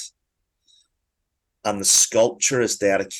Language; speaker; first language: English; native; English